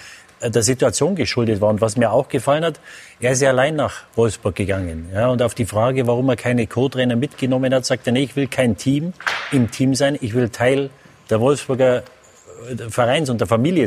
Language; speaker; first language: German; native; German